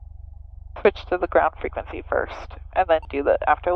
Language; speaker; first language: English; native; English